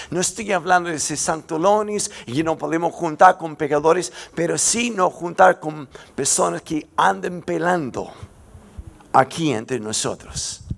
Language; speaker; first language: Spanish; non-native, fluent; English